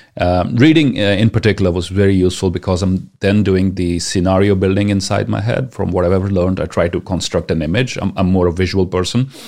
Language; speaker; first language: English; non-native, local second language; Punjabi